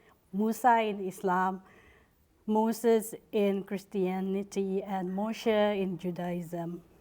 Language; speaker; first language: English; non-native, fluent; Indonesian